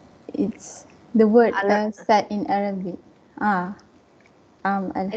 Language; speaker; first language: English; non-native, local second language; Malay